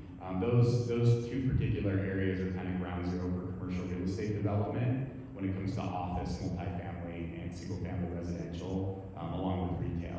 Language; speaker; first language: English; native; English